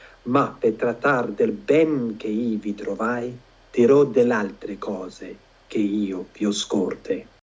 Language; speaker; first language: Italian; non-native, fluent; English